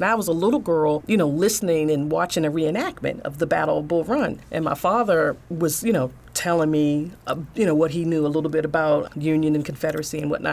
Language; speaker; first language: English; native; English